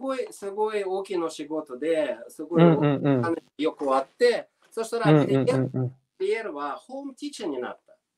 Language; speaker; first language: Japanese; non-native, learner; Russian